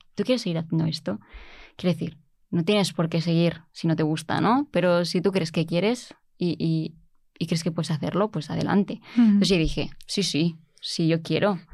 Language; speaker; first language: Spanish; native; Spanish